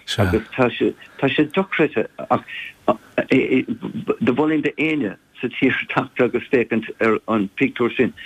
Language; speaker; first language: Irish; non-native, local second language; English